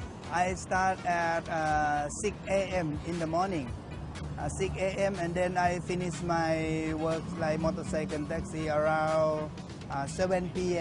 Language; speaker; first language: English; non-native, learner; Thai